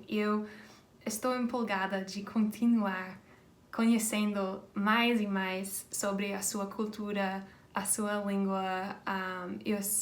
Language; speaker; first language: Portuguese; non-native, fluent; English